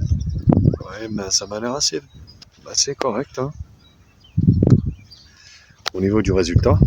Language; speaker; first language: French; native; French